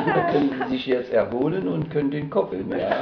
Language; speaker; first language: German; native; German